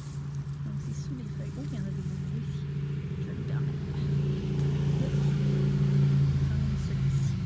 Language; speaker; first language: French; native; French